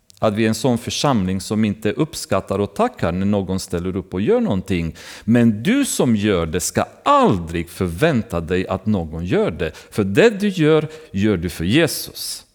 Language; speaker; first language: Swedish; non-native, fluent; Romanian